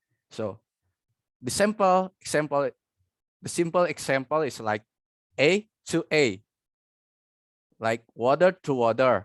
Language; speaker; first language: English; non-native, learner; Indonesian